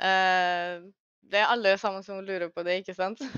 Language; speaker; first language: Norwegian; non-native, fluent; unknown